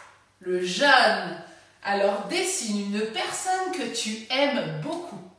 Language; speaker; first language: French; native; French